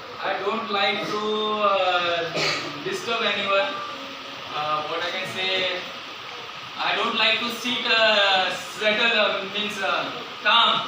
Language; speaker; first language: English; non-native, local second language; Marathi